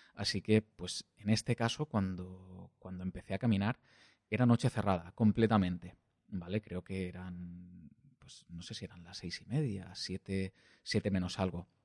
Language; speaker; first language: Spanish; non-native, local second language; Catalan